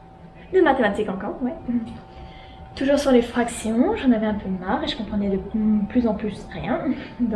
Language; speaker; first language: French; native; French